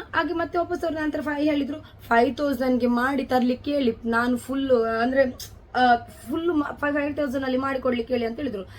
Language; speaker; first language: Kannada; non-native, local second language; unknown